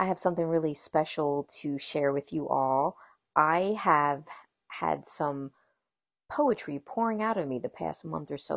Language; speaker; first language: English; native; English